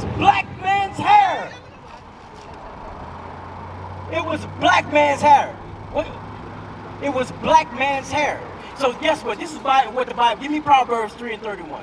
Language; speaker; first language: English; native; English